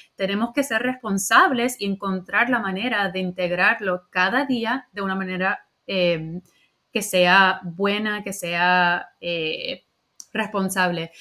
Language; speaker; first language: Spanish; early bilingual, heritage; Spanish